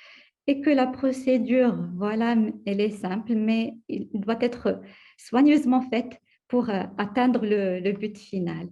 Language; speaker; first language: French; non-native, local second language; Arabic